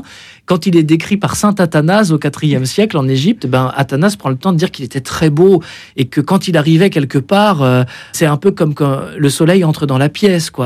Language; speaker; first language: French; native; French